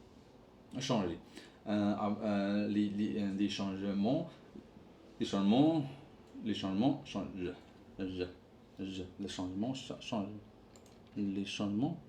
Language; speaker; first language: French; non-native, learner; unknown